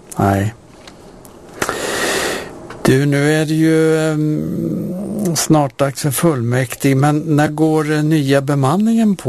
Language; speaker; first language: Swedish; native; Swedish